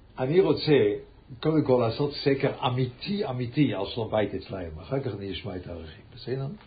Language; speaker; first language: Hebrew; non-native, fluent; English